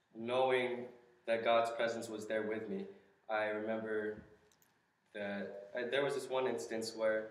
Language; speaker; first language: English; native; English